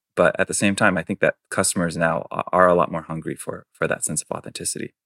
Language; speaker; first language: English; early bilingual, other home language; Chinese